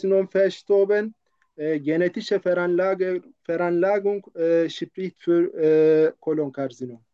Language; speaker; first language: German; non-native, learner; Turkish